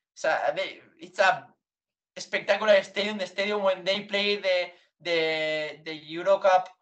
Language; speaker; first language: English; non-native, learner; Spanish